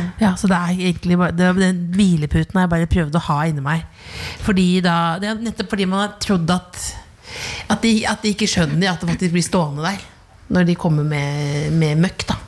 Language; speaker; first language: Norwegian; native; Norwegian